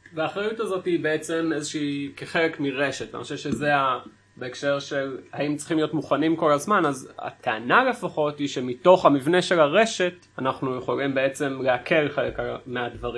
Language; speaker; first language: Hebrew; native; Hebrew